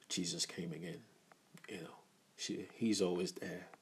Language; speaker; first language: English; non-native, local second language; Igbo